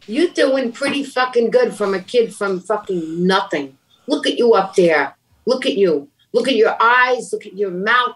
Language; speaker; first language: English; native; English